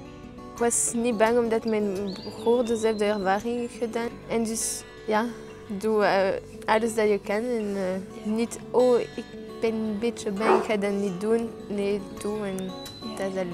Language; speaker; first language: Dutch; non-native, local second language; French